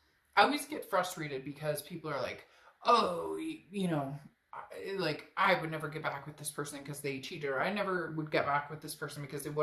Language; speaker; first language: English; native; English